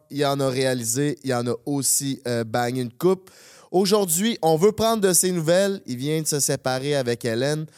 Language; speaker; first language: French; native; French